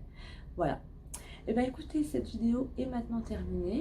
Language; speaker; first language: French; native; French